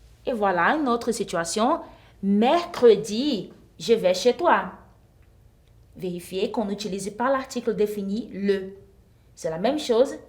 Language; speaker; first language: French; non-native, fluent; Portuguese